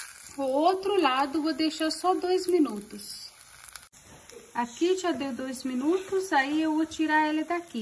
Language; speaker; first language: Portuguese; non-native, fluent; Hindi